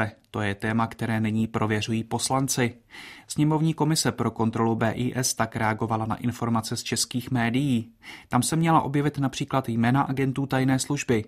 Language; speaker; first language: Czech; native; Czech